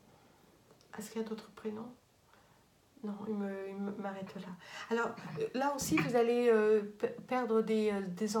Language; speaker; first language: French; native; French